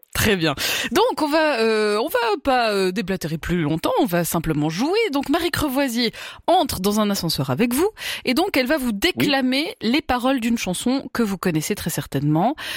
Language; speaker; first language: French; native; French